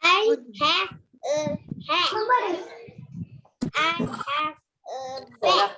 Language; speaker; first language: English; non-native, learner; Malay